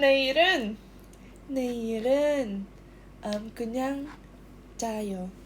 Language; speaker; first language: Korean; non-native, learner; Indonesian